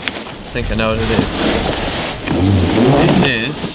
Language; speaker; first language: English; native; English